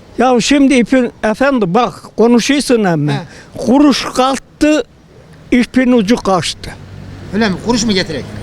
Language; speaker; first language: Turkish; native; Turkish